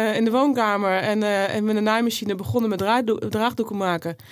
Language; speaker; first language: Dutch; native; Dutch